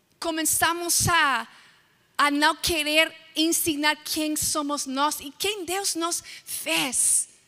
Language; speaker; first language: Portuguese; non-native, fluent; English